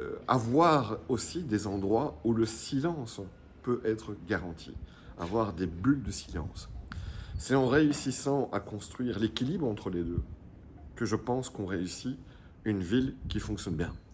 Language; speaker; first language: French; native; French